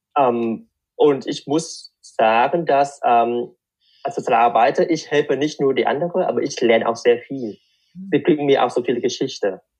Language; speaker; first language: German; non-native, fluent; Vietnamese